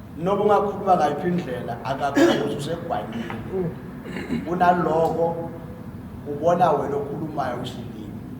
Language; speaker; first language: Zulu; non-native, local second language; Xhosa